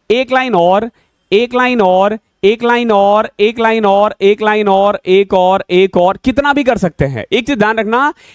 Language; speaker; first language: Hindi; native; Hindi